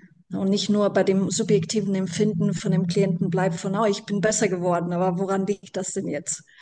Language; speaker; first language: German; non-native, fluent; Portuguese